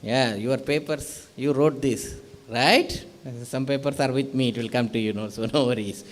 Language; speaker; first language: English; non-native, local second language; Tamil